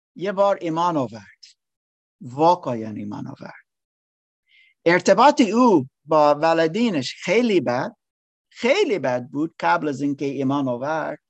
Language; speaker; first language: Persian; non-native, learner; English